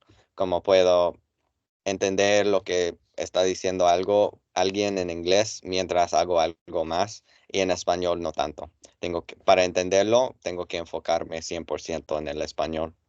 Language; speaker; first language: Spanish; non-native, fluent; English